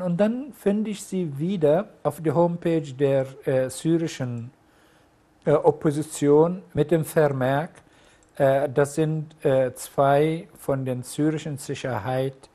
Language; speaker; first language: German; non-native, fluent; Arabic